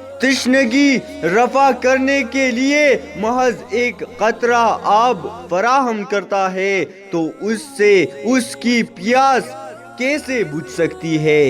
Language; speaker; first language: Urdu; native; Urdu